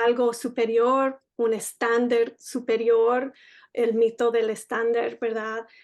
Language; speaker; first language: Spanish; early bilingual, heritage; Spanish